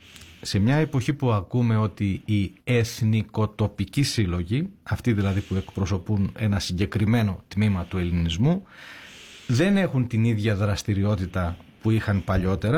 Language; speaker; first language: Greek; native; Greek